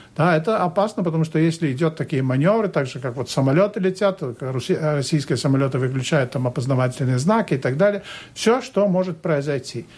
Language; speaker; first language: Russian; non-native, local second language; Latvian